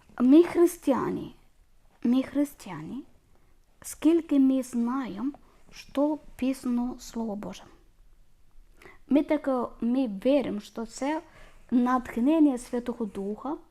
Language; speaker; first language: Ukrainian; non-native, learner; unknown